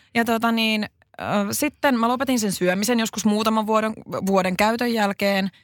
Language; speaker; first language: Finnish; native; Finnish